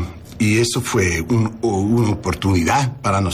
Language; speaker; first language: Spanish; non-native, learner; English